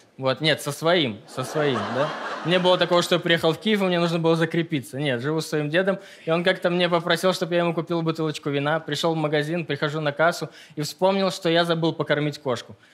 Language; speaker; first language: Russian; native; Russian